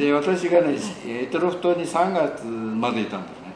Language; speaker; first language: Japanese; native; Japanese